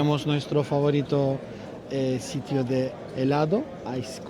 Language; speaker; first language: Spanish; non-native, learner; Turkish